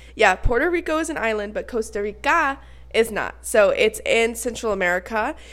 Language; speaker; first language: English; native; English